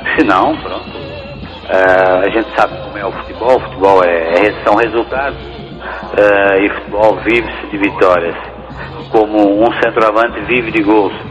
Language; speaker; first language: Portuguese; native; Portuguese